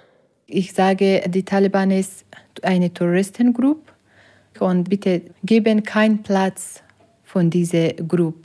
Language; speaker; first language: German; non-native, learner; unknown